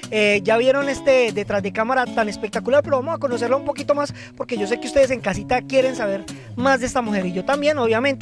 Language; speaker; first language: Spanish; native; Spanish